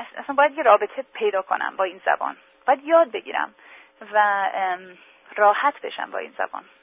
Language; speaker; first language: Persian; early bilingual, heritage; English